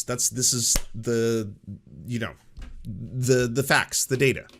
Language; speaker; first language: English; native; English